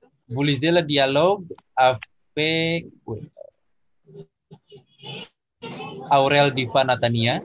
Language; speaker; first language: French; non-native, learner; Indonesian